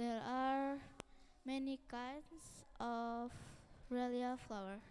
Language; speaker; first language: English; non-native, learner; Indonesian